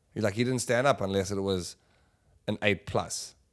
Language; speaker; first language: English; native; English